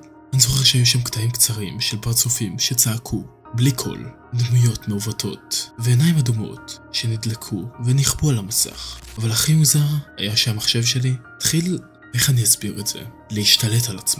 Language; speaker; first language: Hebrew; native; Hebrew